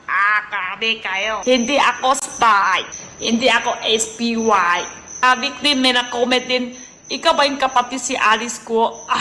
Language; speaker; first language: Filipino; non-native, learner; Chinese